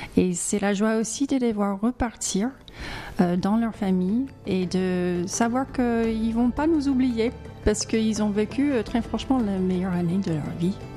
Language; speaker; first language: French; non-native, fluent; English